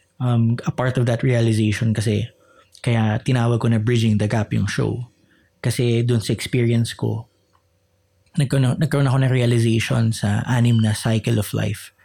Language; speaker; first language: Filipino; native; Filipino